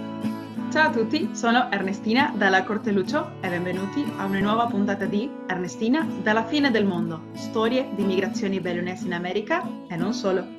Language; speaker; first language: Italian; non-native, fluent; Spanish